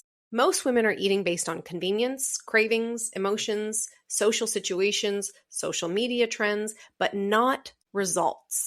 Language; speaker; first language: English; native; English